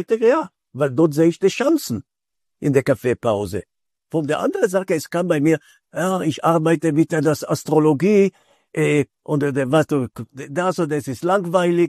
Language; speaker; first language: German; non-native, fluent; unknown